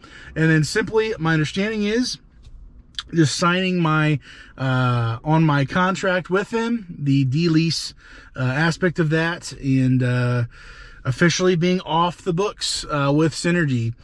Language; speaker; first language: English; native; English